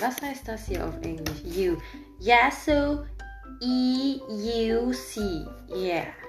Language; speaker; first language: German; native; German